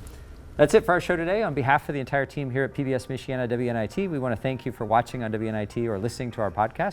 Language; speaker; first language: English; native; English